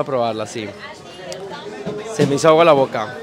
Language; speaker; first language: Spanish; native; Spanish